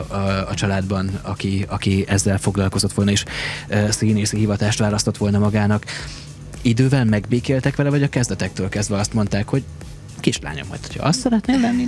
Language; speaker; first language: Hungarian; native; Hungarian